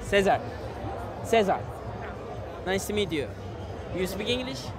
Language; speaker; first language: English; non-native, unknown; Turkish